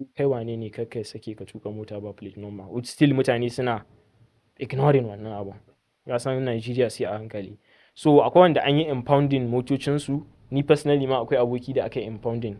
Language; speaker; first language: Hausa; native; Hausa